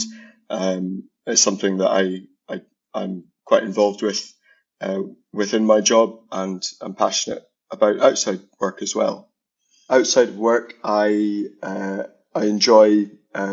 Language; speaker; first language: English; native; English